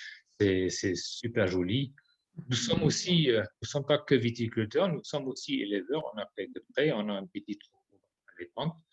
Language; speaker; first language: French; non-native, fluent; German